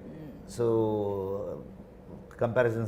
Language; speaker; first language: Telugu; non-native, learner; Kannada